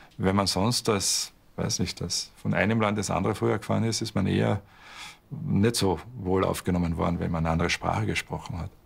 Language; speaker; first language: German; native; German